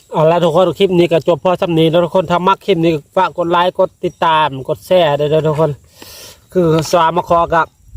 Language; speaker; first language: Thai; native; Thai